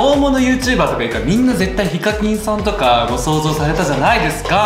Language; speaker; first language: Japanese; early bilingual, other home language; Korean